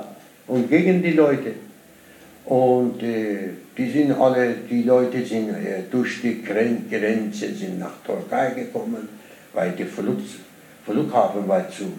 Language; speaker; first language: German; non-native, learner; Persian